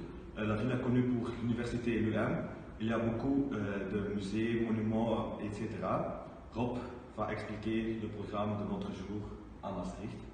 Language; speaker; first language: French; non-native, learner; Dutch